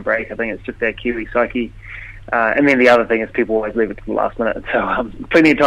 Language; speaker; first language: English; native; English